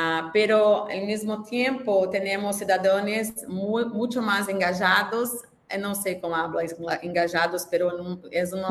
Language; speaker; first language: Spanish; non-native, learner; Portuguese